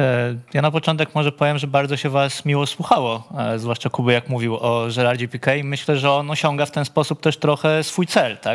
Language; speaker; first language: Polish; native; Polish